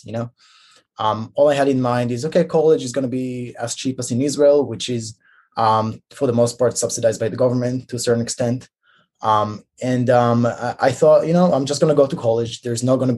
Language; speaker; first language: English; non-native, fluent; Hebrew